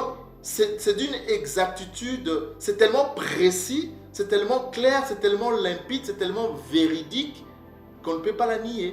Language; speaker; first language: French; non-native, local second language; Kongo